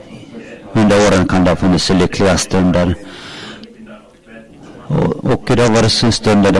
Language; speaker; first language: Swedish; non-native, local second language; Finnish